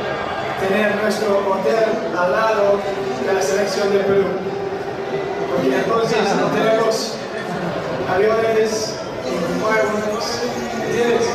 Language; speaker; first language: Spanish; non-native, learner; English